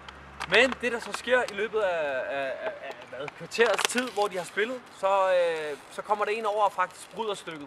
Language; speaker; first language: Danish; native; Danish